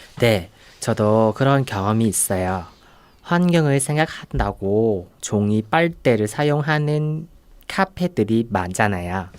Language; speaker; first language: Korean; non-native, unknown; Vietnamese